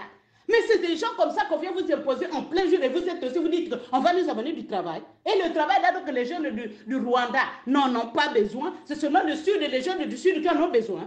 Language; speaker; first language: French; non-native, local second language; Lingala